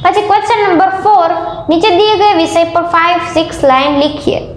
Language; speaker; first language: Hindi; non-native, local second language; Gujarati